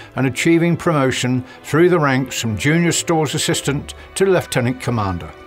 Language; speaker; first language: English; native; English